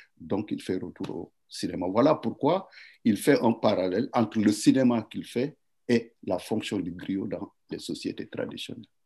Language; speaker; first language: French; non-native, local second language; Wolof